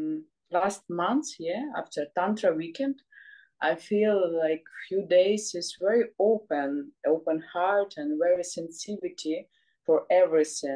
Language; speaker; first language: English; non-native, learner; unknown